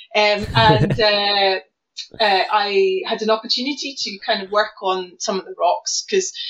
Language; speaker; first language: English; native; English